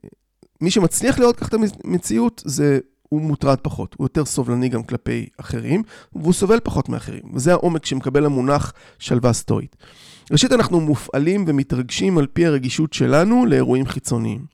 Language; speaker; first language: Hebrew; native; Hebrew